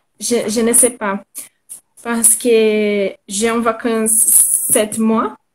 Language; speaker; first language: French; non-native, learner; Portuguese